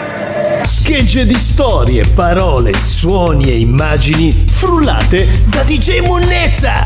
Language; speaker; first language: Italian; native; Italian